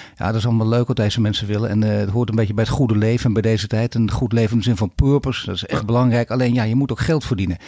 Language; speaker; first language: Dutch; native; Dutch